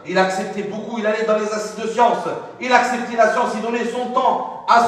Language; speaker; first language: French; non-native, fluent; Arabic